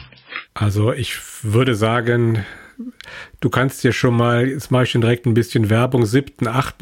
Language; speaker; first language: German; native; German